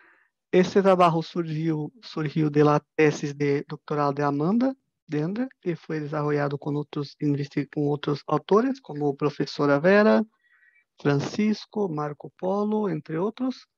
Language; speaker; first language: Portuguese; non-native, learner; Spanish